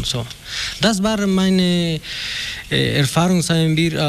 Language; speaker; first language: German; non-native, learner; Spanish